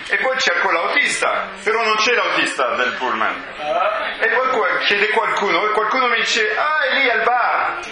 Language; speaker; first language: Italian; non-native, fluent; French